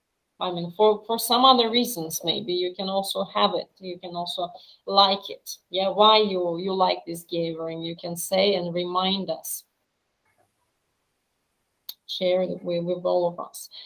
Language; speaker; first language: English; non-native, fluent; Russian